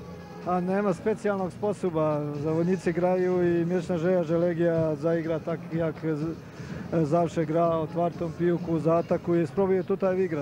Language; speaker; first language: Polish; non-native, learner; Serbian